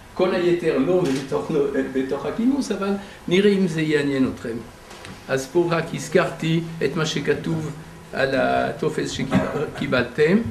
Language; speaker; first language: Hebrew; non-native, fluent; French